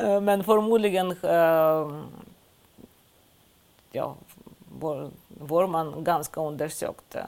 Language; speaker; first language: Swedish; non-native, fluent; Russian